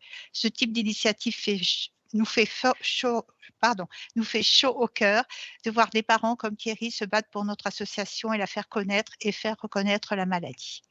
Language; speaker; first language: French; native; French